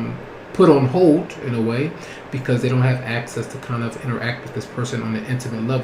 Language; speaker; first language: English; native; English